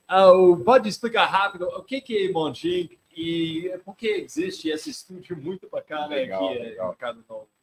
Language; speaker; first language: Portuguese; non-native, fluent; English